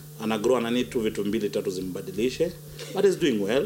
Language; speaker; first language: English; non-native, local second language; Luo (Kenya and Tanzania)